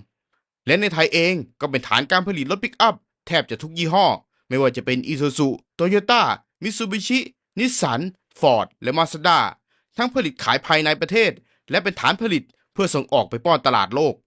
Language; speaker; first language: Thai; native; Thai